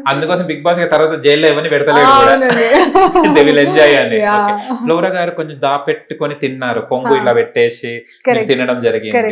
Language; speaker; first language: Telugu; native; Telugu